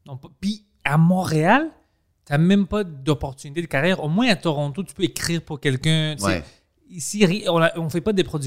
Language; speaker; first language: French; non-native, local second language; English